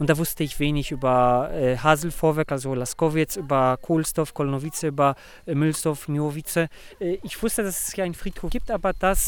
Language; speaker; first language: German; non-native, local second language; Polish